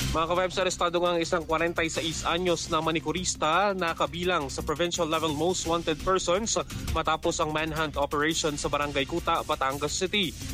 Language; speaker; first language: Filipino; native; Filipino